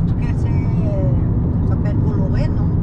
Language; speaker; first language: French; non-native, fluent; Portuguese